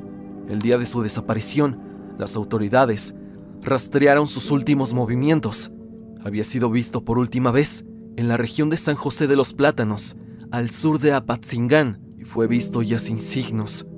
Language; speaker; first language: Spanish; native; Spanish